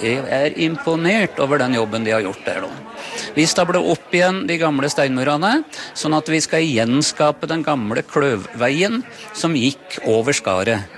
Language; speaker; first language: Norwegian; native; Norwegian